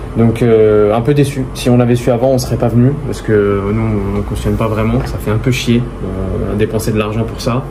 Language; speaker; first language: French; native; French